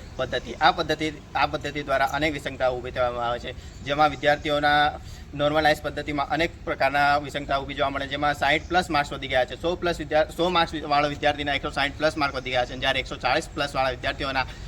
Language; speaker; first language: Gujarati; native; Gujarati